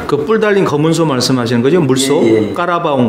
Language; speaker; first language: Korean; native; Korean